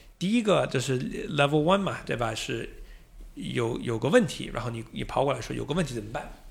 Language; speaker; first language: Chinese; non-native, fluent; English